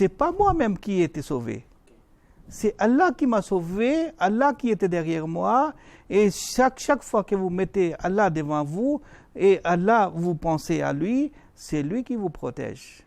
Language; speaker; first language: French; non-native, fluent; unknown